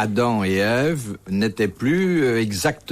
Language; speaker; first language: French; native; French